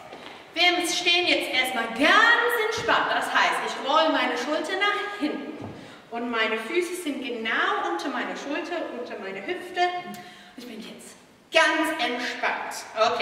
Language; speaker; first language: German; non-native, fluent; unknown